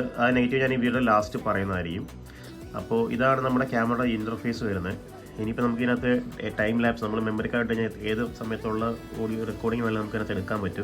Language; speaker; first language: Malayalam; native; Malayalam